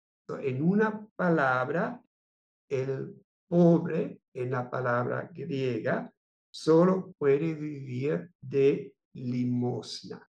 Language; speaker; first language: Spanish; non-native, fluent; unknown